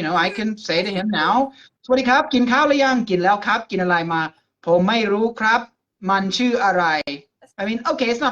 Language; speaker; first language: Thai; non-native, fluent; English